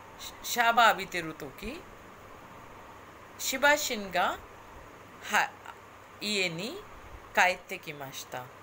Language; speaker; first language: Japanese; non-native, fluent; Hindi